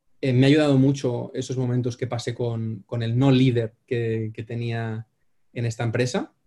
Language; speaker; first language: Spanish; non-native, local second language; Catalan